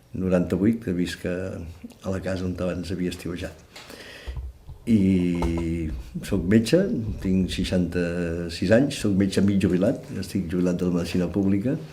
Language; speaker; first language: Catalan; native; Catalan